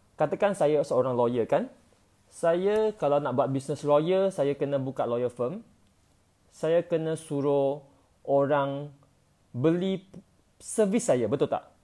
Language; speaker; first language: Malay; non-native, local second language; Chinese